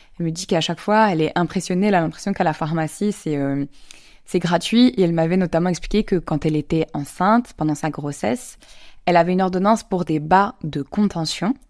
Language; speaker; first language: French; native; French